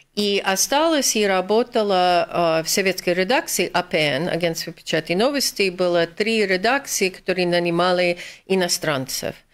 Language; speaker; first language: Russian; non-native, fluent; English